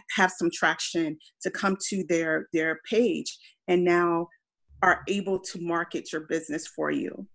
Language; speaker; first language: English; non-native, fluent; Spanish